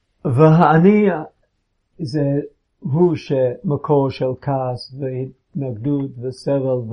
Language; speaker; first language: Hebrew; non-native, fluent; English